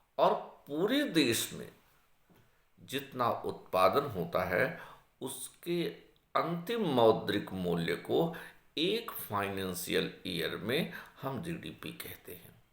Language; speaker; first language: Hindi; native; Hindi